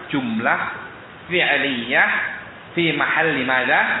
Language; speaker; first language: Arabic; non-native, fluent; Indonesian